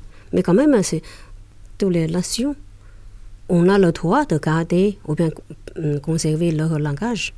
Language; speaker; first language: French; non-native, learner; Chinese